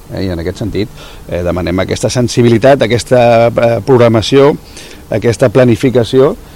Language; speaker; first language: Catalan; native; Catalan